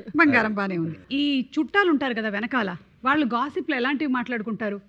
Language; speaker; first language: Telugu; native; Telugu